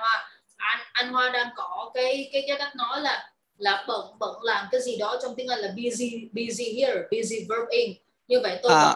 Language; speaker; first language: Vietnamese; native; Vietnamese